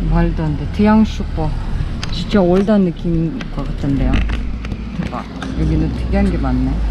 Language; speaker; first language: Korean; non-native, fluent; Russian